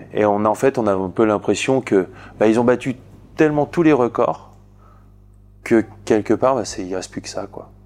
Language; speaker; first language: French; native; French